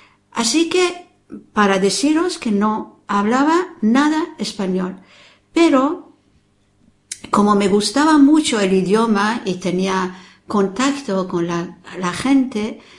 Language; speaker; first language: Spanish; non-native, fluent; Persian